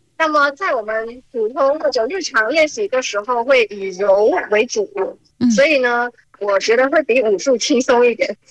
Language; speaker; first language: Chinese; early bilingual, heritage; Chinese